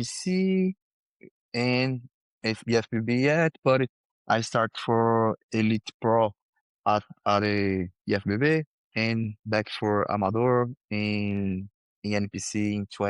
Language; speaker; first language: English; non-native, learner; Portuguese